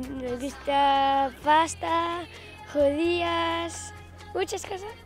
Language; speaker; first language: Spanish; non-native, learner; Arabic